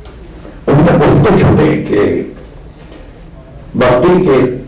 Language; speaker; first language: Persian; non-native, fluent; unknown